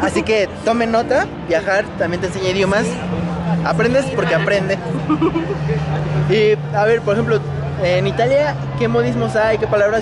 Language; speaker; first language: Spanish; native; Spanish